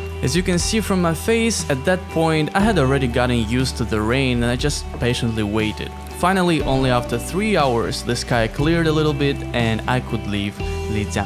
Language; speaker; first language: English; non-native, fluent; Russian